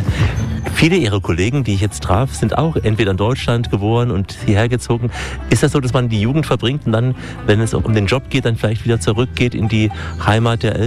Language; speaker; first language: German; native; German